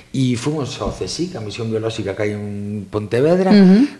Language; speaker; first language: Galician; native; Galician